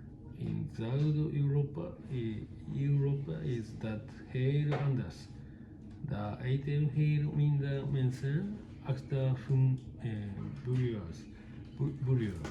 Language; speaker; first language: Dutch; non-native, learner; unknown